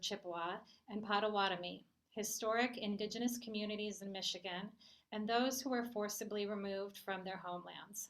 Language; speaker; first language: English; native; English